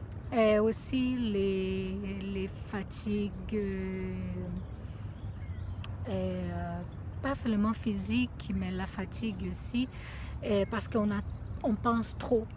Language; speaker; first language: French; non-native, fluent; Portuguese